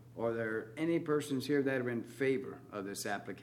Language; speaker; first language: English; native; English